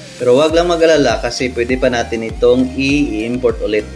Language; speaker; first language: Filipino; non-native, local second language; Cebuano